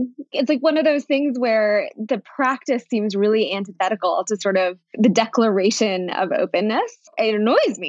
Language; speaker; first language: English; early bilingual, other home language; Bangla